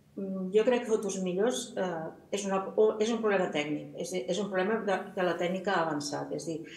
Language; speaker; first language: Catalan; native; Catalan